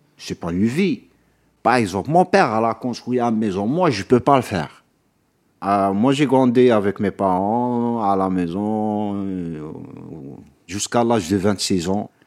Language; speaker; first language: French; non-native, local second language; Arabic